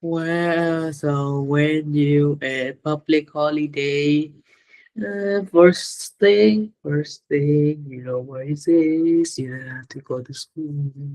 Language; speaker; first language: English; non-native, learner; Vietnamese